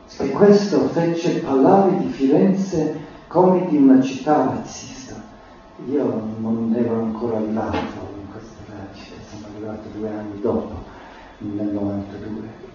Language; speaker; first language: Italian; non-native, fluent; English